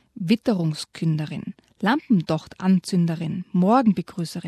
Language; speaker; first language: German; native; German